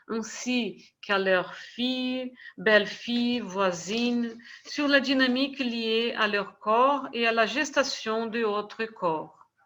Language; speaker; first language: French; non-native, fluent; Portuguese